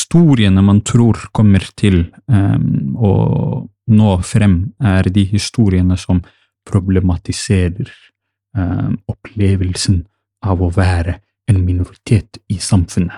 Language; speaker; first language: Norwegian; non-native, fluent; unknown